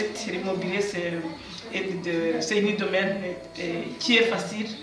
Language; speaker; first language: French; non-native, local second language; Kinyarwanda